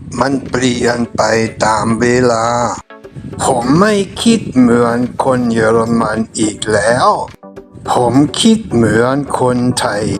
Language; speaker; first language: Thai; non-native, fluent; German